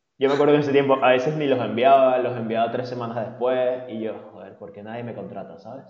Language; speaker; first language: Spanish; native; Spanish